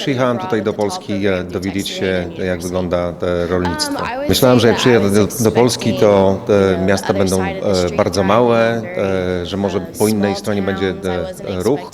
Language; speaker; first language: Polish; non-native, learner; English